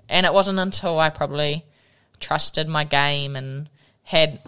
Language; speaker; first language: English; native; English